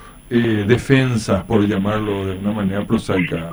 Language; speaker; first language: Spanish; native; Spanish